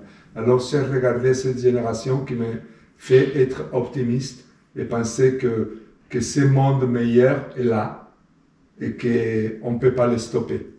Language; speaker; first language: French; non-native, fluent; Spanish